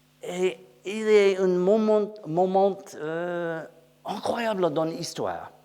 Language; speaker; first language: French; non-native, learner; English